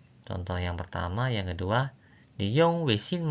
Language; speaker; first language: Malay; non-native, fluent; Chinese